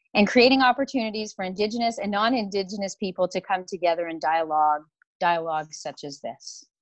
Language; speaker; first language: English; native; English